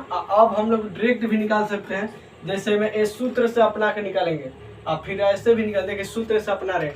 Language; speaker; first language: Hindi; native; Hindi